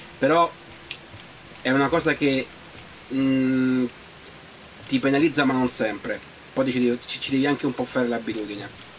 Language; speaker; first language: Italian; native; Italian